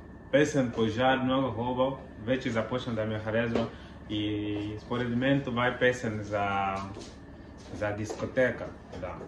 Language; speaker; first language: Bulgarian; non-native, learner; Portuguese